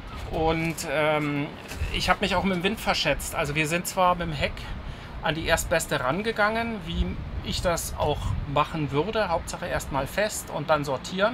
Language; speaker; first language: German; native; German